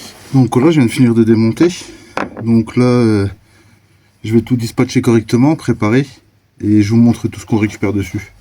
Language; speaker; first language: French; native; French